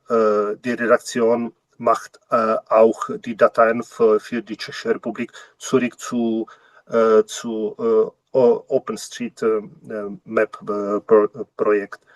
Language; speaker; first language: German; non-native, learner; Czech